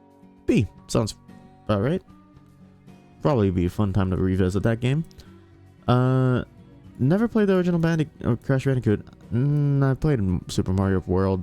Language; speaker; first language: English; native; English